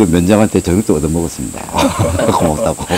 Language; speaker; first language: Korean; native; Korean